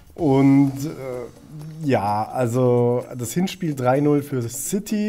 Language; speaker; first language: German; native; German